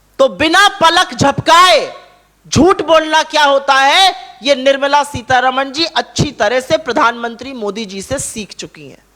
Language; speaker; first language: Hindi; native; Hindi